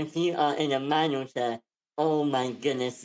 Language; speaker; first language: English; native; English